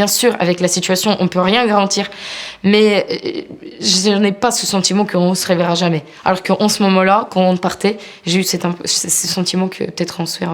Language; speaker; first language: French; non-native, fluent; Ukrainian